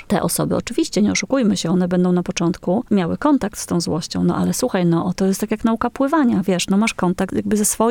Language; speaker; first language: Polish; native; Polish